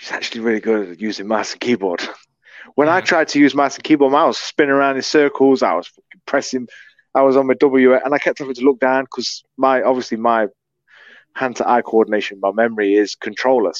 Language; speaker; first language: English; native; English